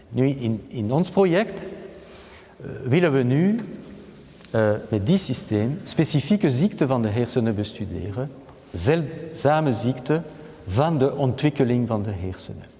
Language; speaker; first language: Dutch; non-native, local second language; French